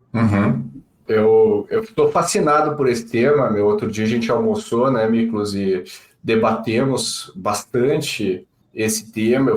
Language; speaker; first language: Portuguese; native; Portuguese